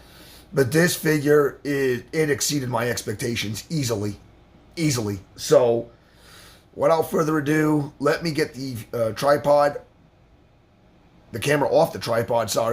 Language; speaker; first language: English; native; English